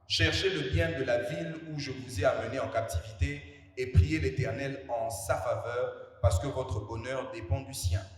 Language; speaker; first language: French; non-native, local second language; Lingala